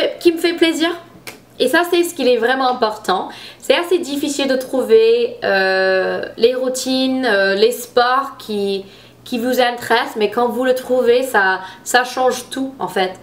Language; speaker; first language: French; non-native, fluent; English